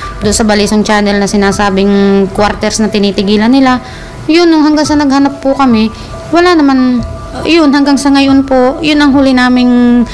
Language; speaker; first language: Filipino; native; Filipino